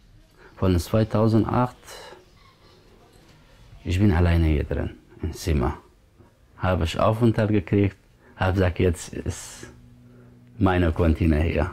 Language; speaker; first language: German; non-native, learner; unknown